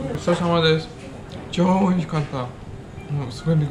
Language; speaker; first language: Japanese; non-native, fluent; Latvian